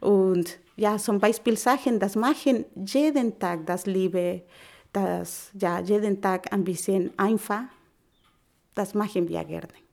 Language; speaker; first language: German; non-native, learner; Spanish